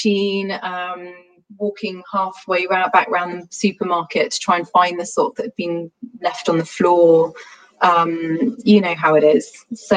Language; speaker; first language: English; native; English